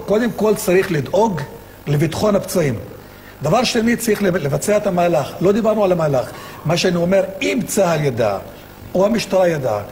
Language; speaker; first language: Hebrew; non-native, local second language; Arabic